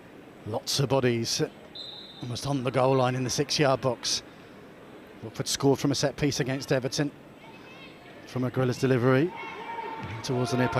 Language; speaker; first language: English; native; English